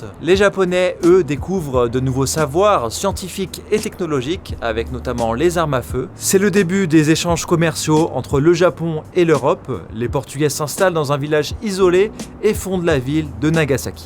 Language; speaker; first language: French; native; French